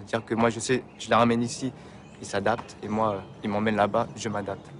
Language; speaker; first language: French; native; French